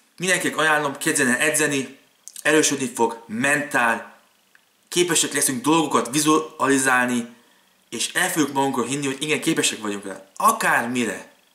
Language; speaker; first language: Hungarian; early bilingual, other home language; German